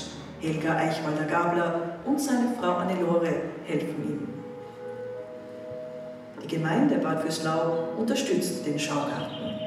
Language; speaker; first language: German; native; German